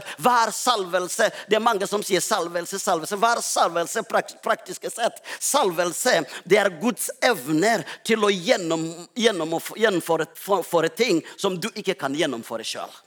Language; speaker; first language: Norwegian; non-native, fluent; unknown